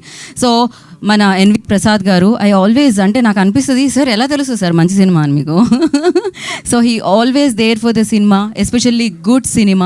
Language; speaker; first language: Telugu; native; Telugu